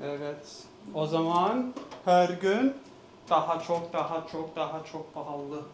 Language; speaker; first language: Turkish; non-native, learner; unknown